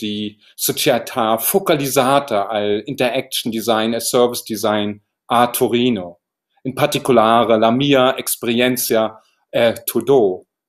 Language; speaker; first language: Italian; non-native, learner; German